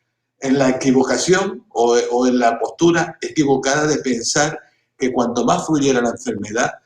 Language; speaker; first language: Spanish; native; Spanish